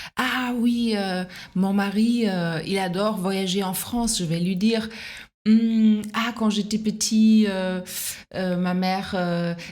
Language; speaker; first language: French; non-native, fluent; German